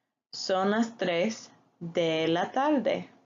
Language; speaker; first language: Spanish; non-native, fluent; English